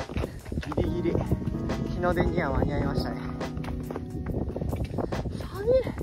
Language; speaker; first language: Japanese; native; Japanese